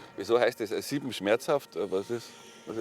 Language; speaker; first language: German; native; German